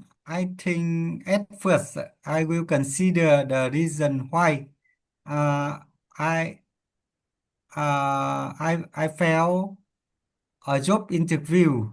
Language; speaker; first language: English; non-native, learner; Vietnamese